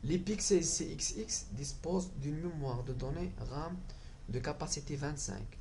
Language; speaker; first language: French; non-native, local second language; Arabic